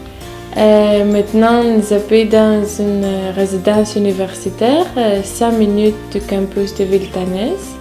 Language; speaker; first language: French; non-native, fluent; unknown